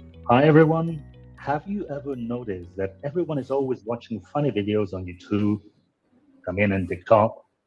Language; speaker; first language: English; non-native, fluent; Spanish